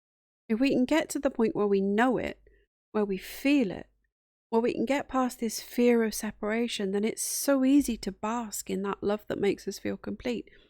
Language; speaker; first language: English; native; English